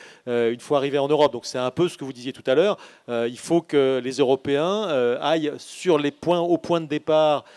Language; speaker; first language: French; native; French